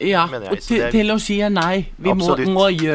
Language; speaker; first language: Norwegian; non-native, learner; Icelandic